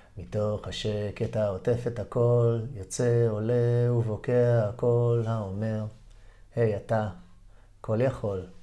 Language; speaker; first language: Hebrew; native; Hebrew